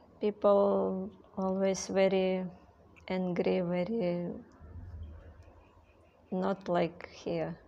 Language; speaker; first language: English; non-native, learner; Russian